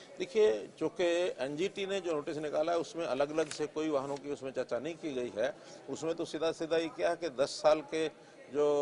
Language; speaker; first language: Hindi; native; Hindi